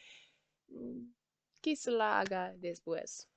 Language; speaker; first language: Spanish; non-native, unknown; German